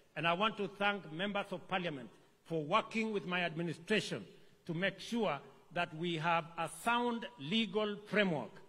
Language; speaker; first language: English; non-native, local second language; Kalenjin